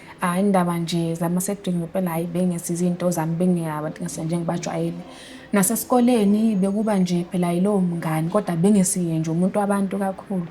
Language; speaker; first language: Zulu; native; Zulu